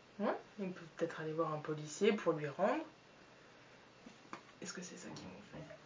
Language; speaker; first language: French; native; French